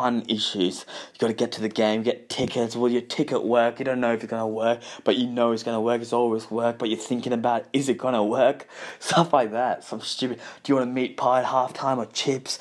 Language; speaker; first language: English; native; English